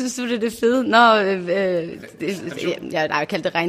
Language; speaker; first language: Danish; native; Danish